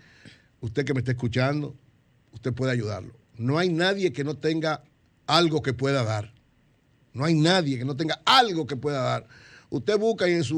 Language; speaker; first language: Spanish; native; Spanish